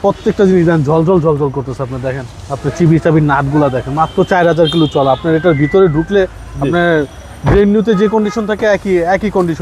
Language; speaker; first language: Bangla; native; Bangla